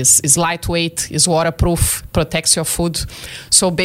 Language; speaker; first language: English; non-native, fluent; Portuguese